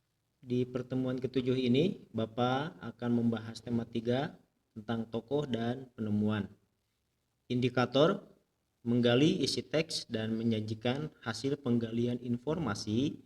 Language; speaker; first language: Indonesian; native; Indonesian